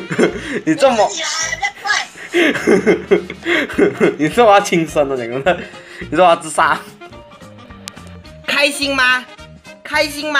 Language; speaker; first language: Chinese; native; Chinese